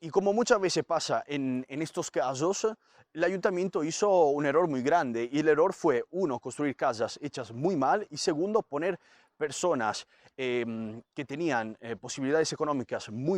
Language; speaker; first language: Spanish; non-native, fluent; Italian